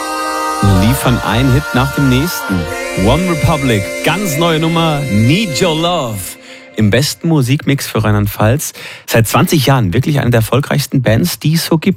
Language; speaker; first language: German; native; German